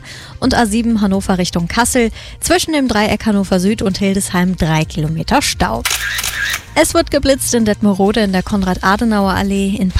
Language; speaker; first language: German; native; German